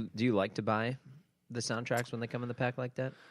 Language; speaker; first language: English; native; English